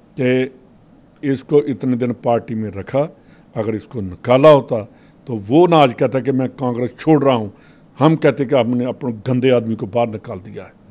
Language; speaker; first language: Hindi; non-native, local second language; Punjabi